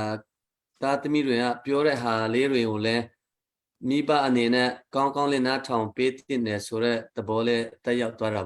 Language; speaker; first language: Burmese; non-native, local second language; Hakha Chin